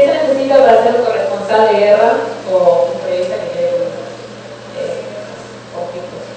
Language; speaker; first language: Spanish; native; Spanish